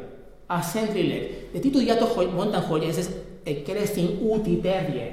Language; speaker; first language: Hungarian; non-native, fluent; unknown